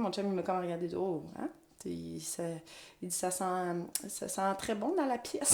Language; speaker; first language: French; native; French